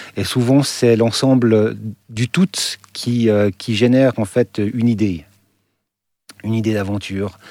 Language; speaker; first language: French; native; French